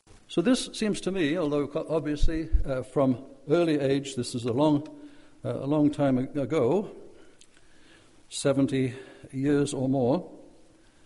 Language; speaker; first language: English; native; English